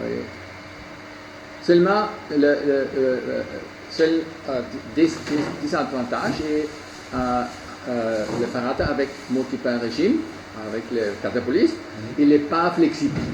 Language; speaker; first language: French; non-native, learner; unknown